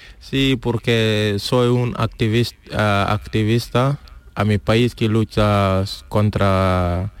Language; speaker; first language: Spanish; non-native, learner; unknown